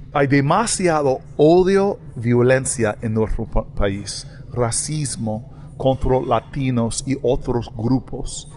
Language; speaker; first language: Spanish; non-native, learner; English